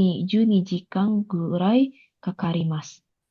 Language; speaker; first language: Japanese; non-native, learner; Indonesian